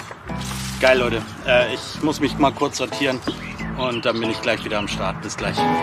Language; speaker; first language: German; native; German